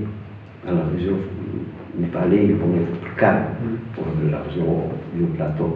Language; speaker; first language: French; non-native, fluent; Spanish